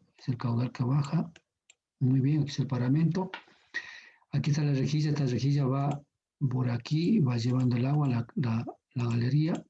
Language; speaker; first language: Spanish; native; Spanish